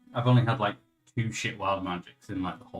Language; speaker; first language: English; native; English